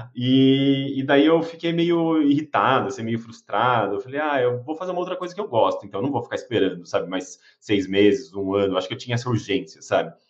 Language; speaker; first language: Portuguese; native; Portuguese